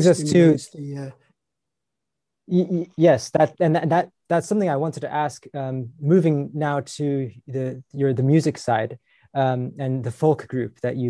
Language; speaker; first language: English; native; English